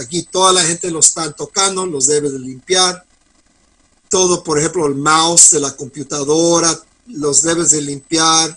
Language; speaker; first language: Spanish; non-native, fluent; English